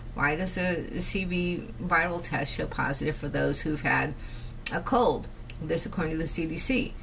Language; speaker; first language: English; native; English